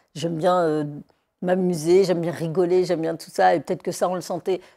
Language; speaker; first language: French; native; French